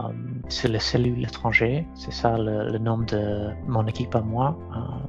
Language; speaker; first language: French; non-native, fluent; English